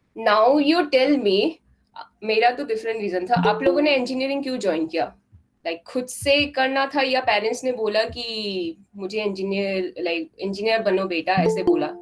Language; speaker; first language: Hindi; non-native, local second language; Assamese